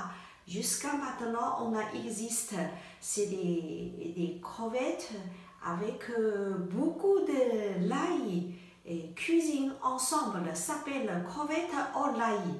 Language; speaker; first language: French; non-native, learner; Chinese